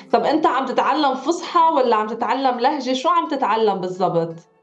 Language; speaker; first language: Arabic; native; Arabic